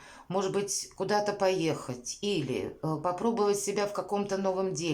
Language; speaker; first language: Russian; native; Russian